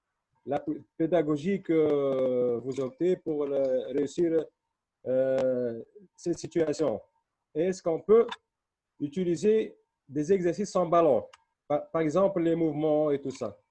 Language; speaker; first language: French; non-native, local second language; Arabic